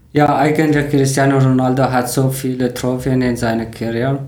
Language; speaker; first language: German; non-native, learner; Persian